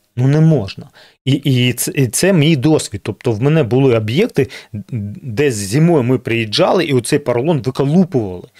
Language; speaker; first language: Ukrainian; non-native, local second language; Russian